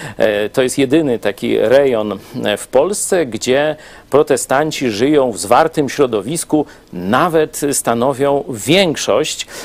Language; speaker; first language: Polish; native; Polish